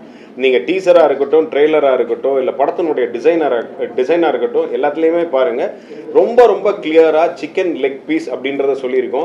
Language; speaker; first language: Tamil; native; Tamil